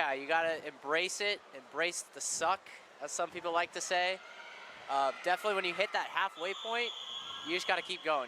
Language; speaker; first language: English; native; English